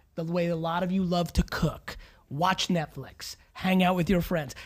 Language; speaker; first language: English; native; English